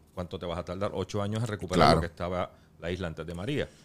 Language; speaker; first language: Spanish; native; Spanish